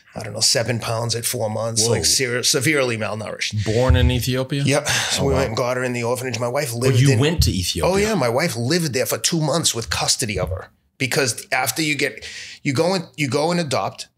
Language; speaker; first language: English; native; English